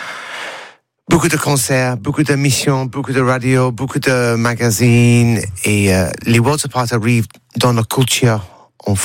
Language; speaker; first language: French; non-native, learner; English